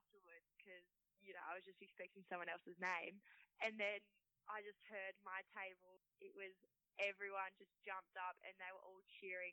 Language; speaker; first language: English; native; English